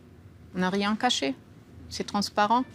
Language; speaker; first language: French; non-native, fluent; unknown